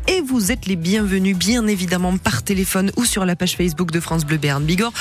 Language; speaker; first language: French; native; French